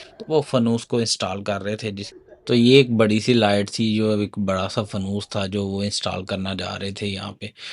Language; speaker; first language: Urdu; non-native, local second language; Punjabi